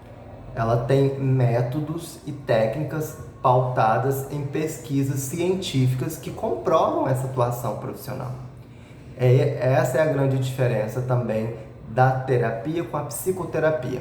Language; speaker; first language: Portuguese; native; Portuguese